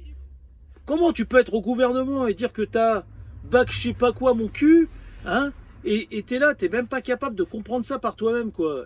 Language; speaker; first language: French; native; French